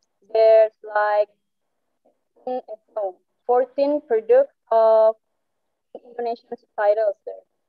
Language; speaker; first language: English; non-native, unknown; Indonesian